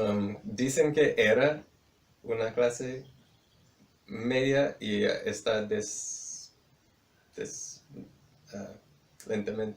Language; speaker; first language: Spanish; non-native, fluent; English